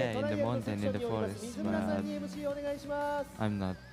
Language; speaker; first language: English; non-native, fluent; Japanese